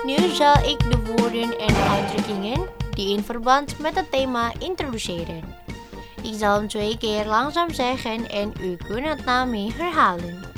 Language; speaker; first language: Dutch; non-native, learner; Indonesian